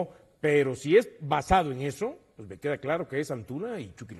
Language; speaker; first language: Spanish; native; Spanish